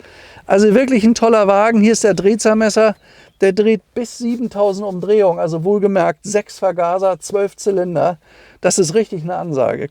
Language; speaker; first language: German; native; German